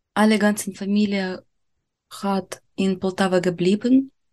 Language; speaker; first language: German; non-native, learner; Ukrainian